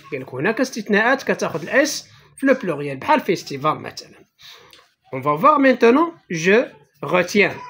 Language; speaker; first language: French; non-native, local second language; Arabic